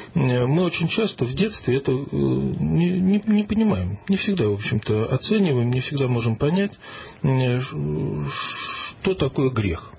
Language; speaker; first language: Russian; native; Russian